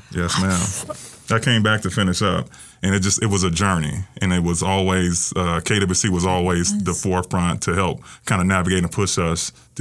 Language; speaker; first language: English; native; English